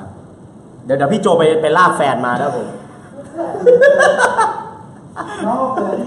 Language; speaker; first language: Thai; native; Thai